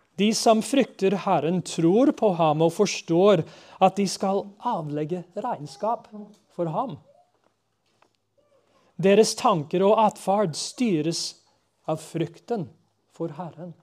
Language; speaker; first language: Norwegian; non-native, fluent; English